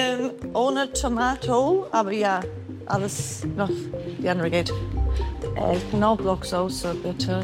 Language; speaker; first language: German; non-native, learner; English